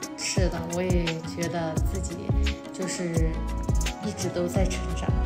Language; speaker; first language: Chinese; non-native, local second language; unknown